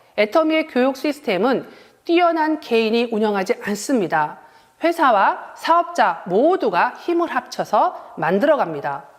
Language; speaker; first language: Korean; native; Korean